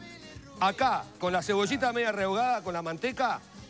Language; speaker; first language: Spanish; native; Spanish